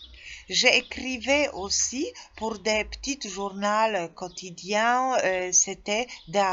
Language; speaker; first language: French; non-native, fluent; Polish